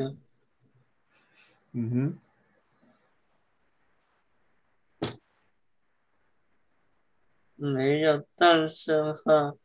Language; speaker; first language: Chinese; early bilingual, heritage; English